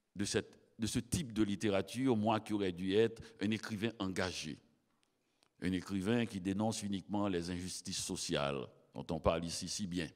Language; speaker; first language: French; native; French